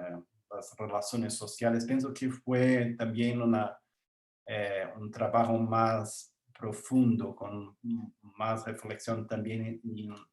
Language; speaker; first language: Spanish; non-native, learner; Portuguese